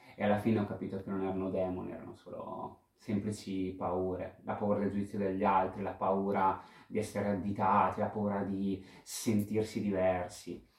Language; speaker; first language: Italian; native; Italian